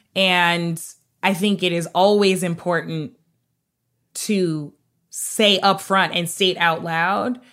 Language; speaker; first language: English; native; English